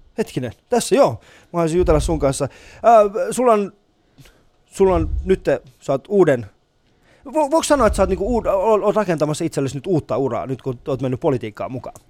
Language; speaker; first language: Finnish; early bilingual, other home language; Persian